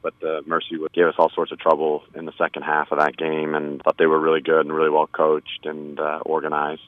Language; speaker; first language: English; native; English